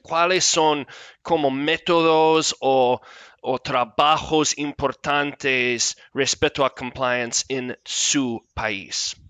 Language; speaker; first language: Spanish; non-native, fluent; English